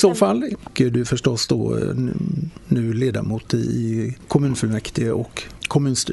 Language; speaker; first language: Swedish; native; Swedish